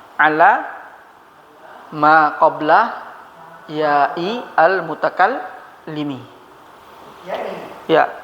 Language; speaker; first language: Arabic; non-native, fluent; Indonesian